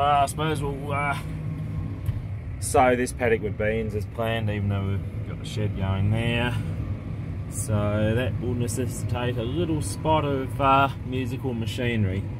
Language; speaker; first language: English; native; English